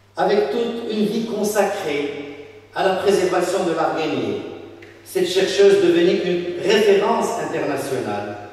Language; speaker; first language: French; non-native, local second language; Arabic